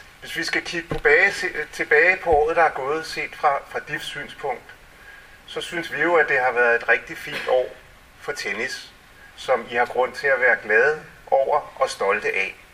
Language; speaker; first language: Danish; early bilingual, other home language; English